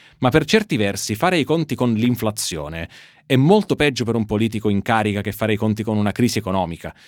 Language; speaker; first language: Italian; native; Italian